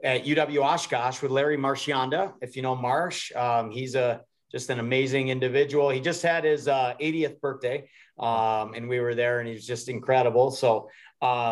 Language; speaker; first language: English; native; English